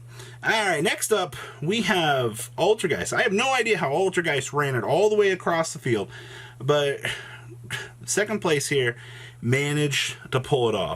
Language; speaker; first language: English; native; English